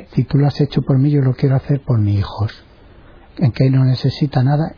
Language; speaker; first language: Spanish; native; Spanish